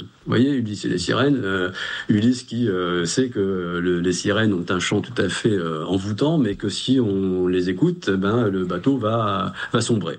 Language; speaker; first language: French; native; French